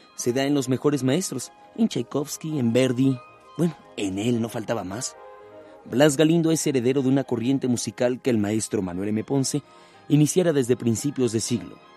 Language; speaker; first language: Spanish; native; Spanish